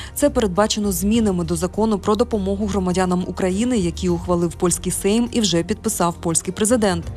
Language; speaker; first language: Ukrainian; native; Ukrainian